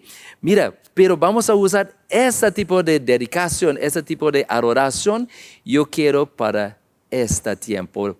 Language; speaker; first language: Spanish; non-native, learner; English